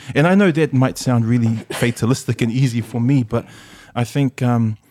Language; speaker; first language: English; early bilingual, other home language; Samoan